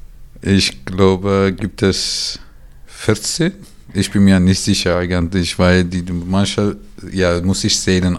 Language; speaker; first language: German; non-native, learner; Turkish